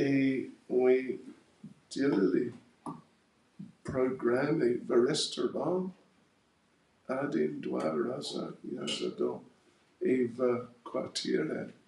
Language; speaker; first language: Russian; non-native, learner; English